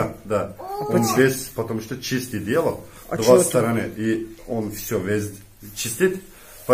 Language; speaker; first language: Russian; non-native, learner; Turkish